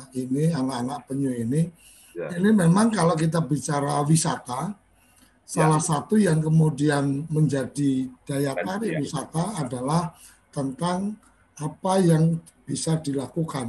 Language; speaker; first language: Malay; native; Malay